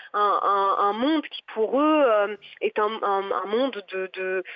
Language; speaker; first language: French; native; French